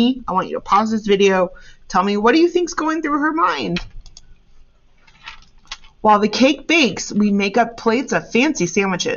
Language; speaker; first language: English; native; English